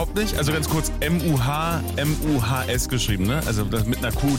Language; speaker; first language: German; native; German